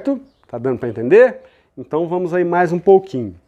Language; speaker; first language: Portuguese; native; Portuguese